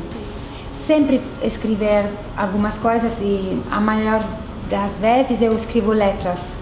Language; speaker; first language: Portuguese; non-native, fluent; Italian